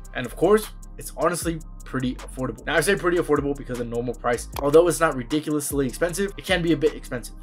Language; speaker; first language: English; native; English